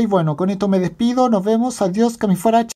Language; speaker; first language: Spanish; native; Spanish